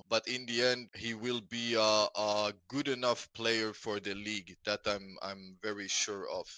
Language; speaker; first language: English; non-native, fluent; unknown